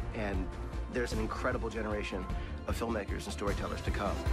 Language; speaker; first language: English; native; English